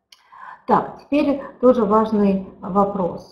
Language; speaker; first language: Russian; native; Russian